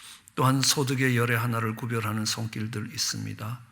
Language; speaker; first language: Korean; native; Korean